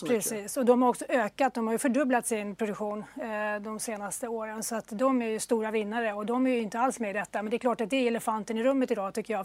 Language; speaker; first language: Swedish; native; Swedish